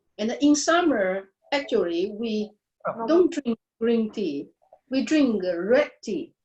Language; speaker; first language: English; non-native, learner; Chinese